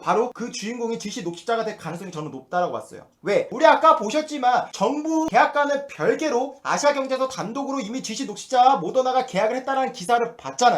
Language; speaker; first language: Korean; native; Korean